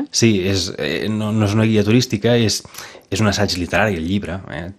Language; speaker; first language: Catalan; native; Catalan